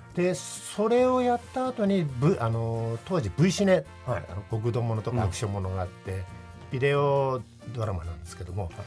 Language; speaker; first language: Japanese; native; Japanese